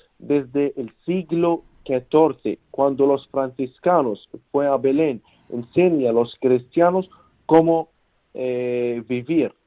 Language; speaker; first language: Spanish; non-native, learner; Arabic